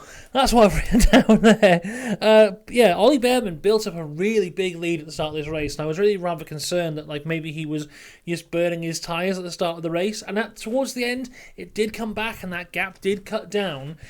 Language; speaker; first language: English; native; English